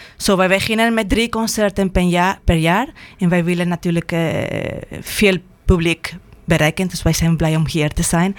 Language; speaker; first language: Dutch; non-native, fluent; Spanish